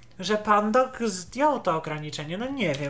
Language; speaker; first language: Polish; native; Polish